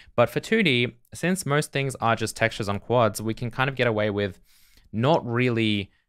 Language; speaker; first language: English; native; English